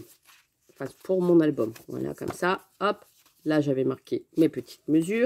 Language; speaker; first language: French; native; French